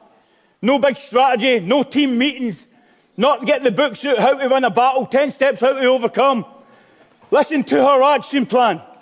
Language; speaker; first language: English; native; English